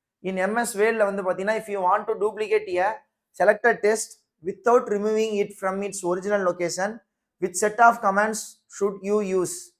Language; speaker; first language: English; non-native, local second language; Tamil